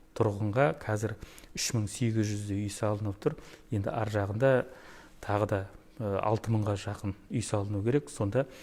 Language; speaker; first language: Kazakh; native; Kazakh